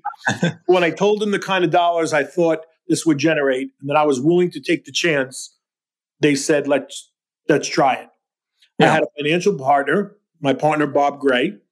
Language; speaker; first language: English; native; English